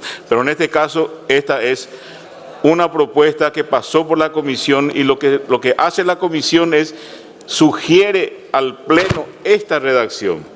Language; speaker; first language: Spanish; native; Spanish